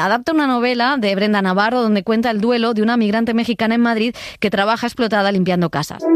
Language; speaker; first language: Spanish; native; Spanish